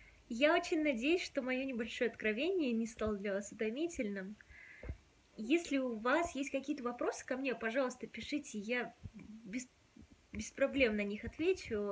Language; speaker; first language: Russian; native; Russian